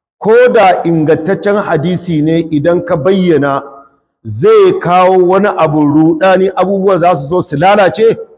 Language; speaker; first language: Hausa; non-native, local second language; Kanuri